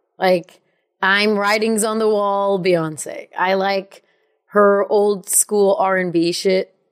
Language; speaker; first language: English; native; English